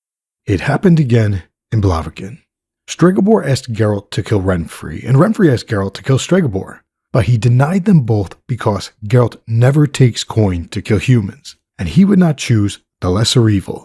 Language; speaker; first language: English; native; English